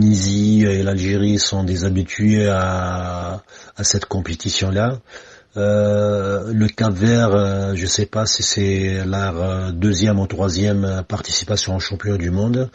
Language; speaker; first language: French; non-native, local second language; Arabic